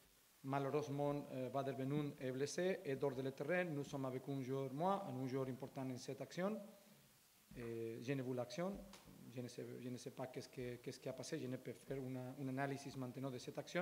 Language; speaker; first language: French; non-native, learner; Spanish